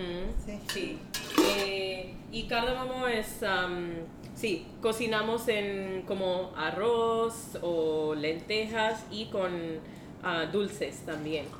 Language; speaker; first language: Spanish; non-native, learner; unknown